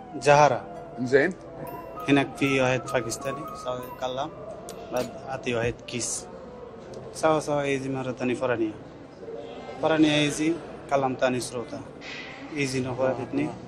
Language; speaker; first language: Arabic; non-native, learner; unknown